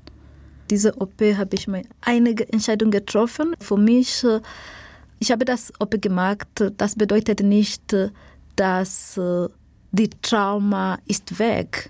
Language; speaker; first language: German; non-native, fluent; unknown